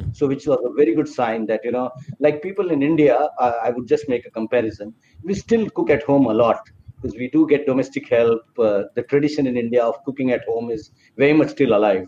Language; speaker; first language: English; non-native, local second language; Marathi